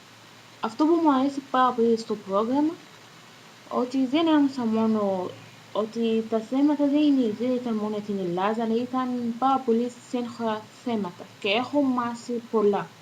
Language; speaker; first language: Greek; non-native, learner; Arabic